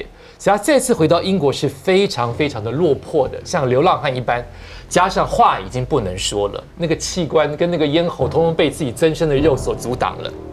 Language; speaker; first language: Chinese; native; Chinese